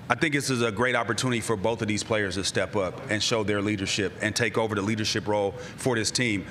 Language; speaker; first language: English; native; English